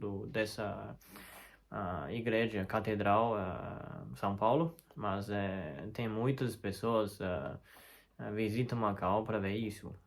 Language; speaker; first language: Portuguese; non-native, fluent; Chinese